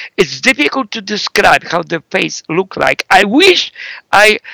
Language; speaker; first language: English; non-native, fluent; Polish